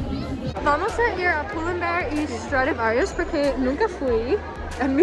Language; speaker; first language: Spanish; non-native, learner; English